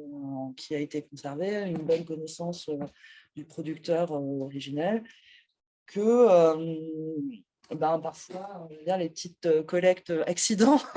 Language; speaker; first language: French; native; French